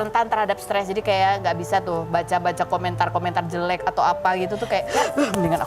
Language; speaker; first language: Indonesian; native; Indonesian